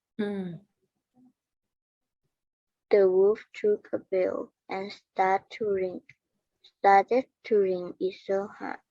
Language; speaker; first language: English; non-native, learner; Thai